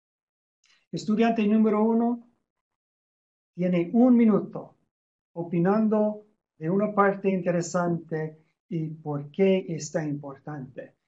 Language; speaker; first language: Spanish; non-native, fluent; English